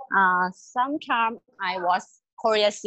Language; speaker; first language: English; non-native, learner; Thai